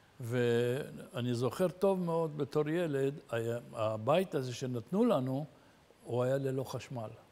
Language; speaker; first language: Hebrew; early bilingual, other home language; Arabic